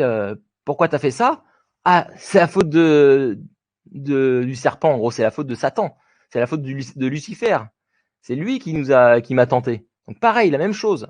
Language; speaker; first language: French; native; French